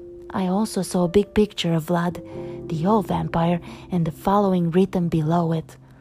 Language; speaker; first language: English; non-native, fluent; Romanian